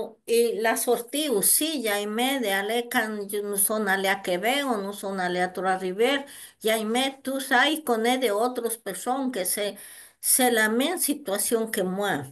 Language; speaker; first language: French; non-native, learner; Spanish